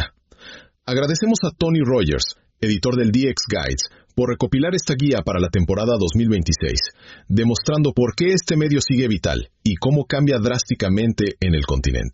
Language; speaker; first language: Spanish; native; Spanish